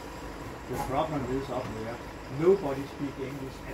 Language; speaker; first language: English; non-native, fluent; Danish